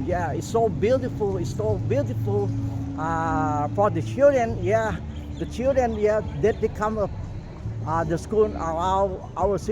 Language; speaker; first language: English; non-native, learner; Thai